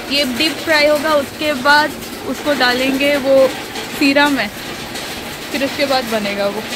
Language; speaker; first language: Hindi; non-native, local second language; Odia